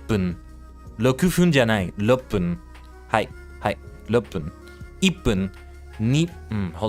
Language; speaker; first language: Japanese; non-native, learner; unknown